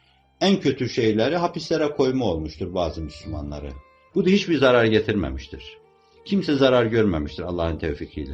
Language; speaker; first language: Turkish; native; Turkish